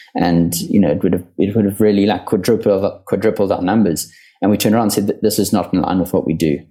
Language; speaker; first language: English; native; English